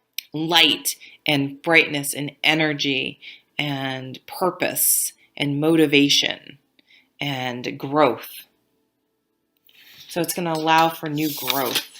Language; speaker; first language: English; native; English